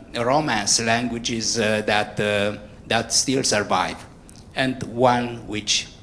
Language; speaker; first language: English; non-native, fluent; Romanian